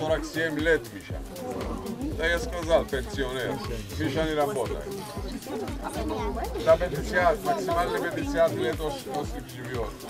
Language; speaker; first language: Russian; non-native, learner; Greek